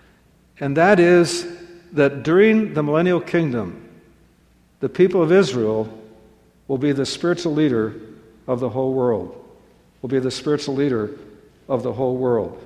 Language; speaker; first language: English; native; English